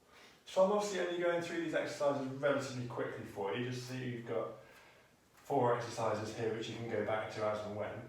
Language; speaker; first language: English; native; English